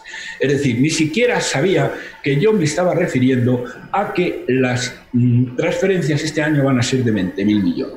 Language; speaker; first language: Spanish; native; Spanish